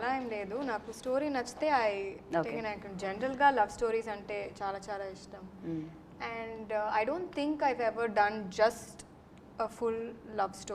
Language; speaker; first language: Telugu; non-native, local second language; Tamil